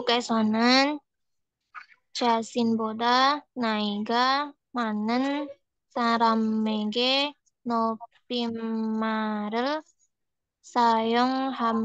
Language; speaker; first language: Korean; non-native, learner; Indonesian